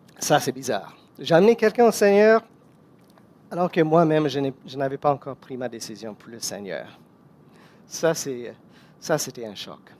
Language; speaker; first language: French; non-native, fluent; English